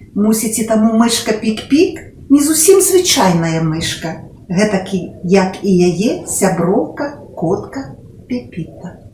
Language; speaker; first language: Belarusian; non-native, local second language; Russian